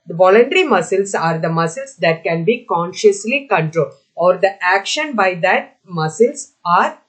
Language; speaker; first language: English; non-native, local second language; Malayalam